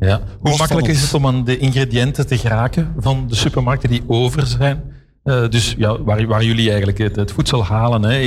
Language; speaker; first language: Dutch; native; Dutch